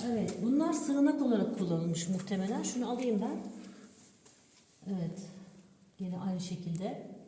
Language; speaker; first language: Turkish; native; Turkish